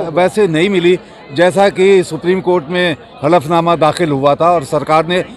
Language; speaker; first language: Hindi; native; Hindi